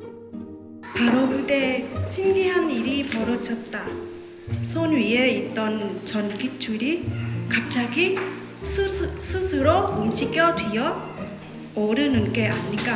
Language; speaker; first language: Korean; non-native, fluent; Filipino